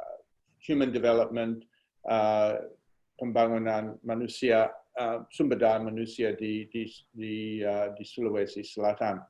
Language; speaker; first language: Indonesian; non-native, fluent; English